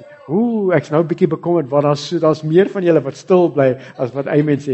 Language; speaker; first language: Afrikaans; early bilingual, heritage; Afrikaans